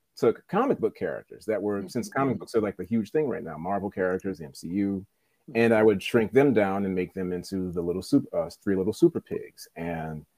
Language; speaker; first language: English; native; English